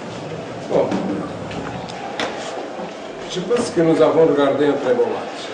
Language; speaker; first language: French; non-native, fluent; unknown